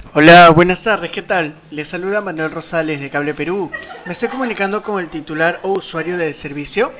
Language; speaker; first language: Spanish; native; Spanish